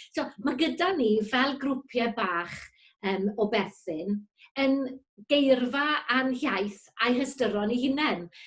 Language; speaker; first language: Welsh; native; Welsh